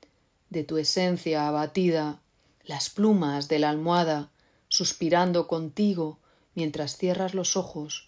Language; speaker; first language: Spanish; native; Spanish